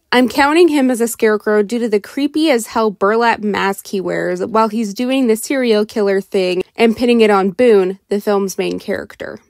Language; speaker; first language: English; native; English